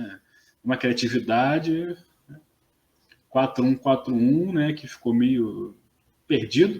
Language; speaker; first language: Portuguese; native; Portuguese